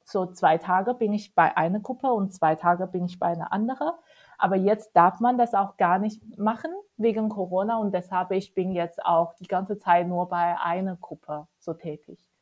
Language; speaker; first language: German; non-native, fluent; Chinese